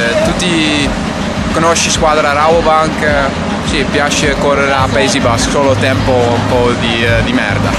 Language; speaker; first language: Italian; non-native, learner; Dutch